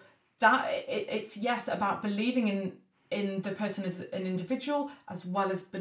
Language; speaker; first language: English; native; English